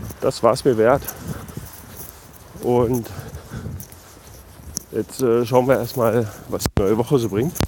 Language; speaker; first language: German; native; German